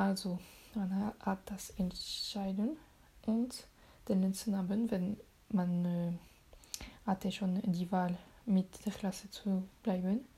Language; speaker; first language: German; non-native, learner; French